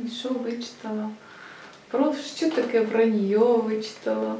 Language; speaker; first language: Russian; non-native, local second language; Ukrainian